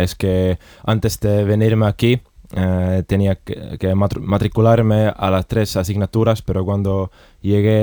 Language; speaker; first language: Spanish; non-native, fluent; Estonian